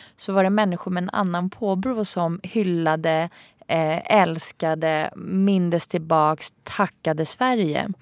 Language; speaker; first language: Swedish; early bilingual, other home language; Arabic